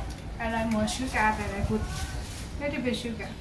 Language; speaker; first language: English; non-native, learner; Lao